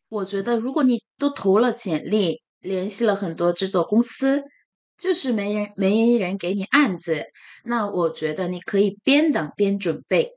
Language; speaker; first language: Chinese; non-native, fluent; Korean